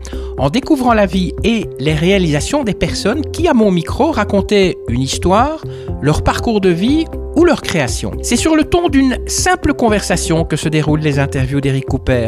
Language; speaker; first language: French; native; French